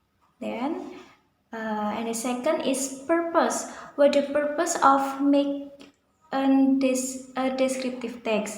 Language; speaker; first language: English; non-native, learner; Indonesian